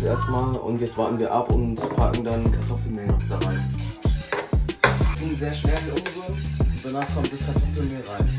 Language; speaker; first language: German; early bilingual, other home language; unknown